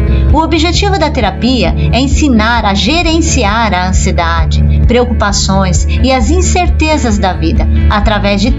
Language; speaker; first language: Portuguese; native; Portuguese